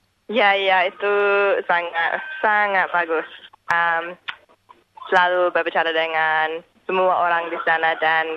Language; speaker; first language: Indonesian; non-native, learner; English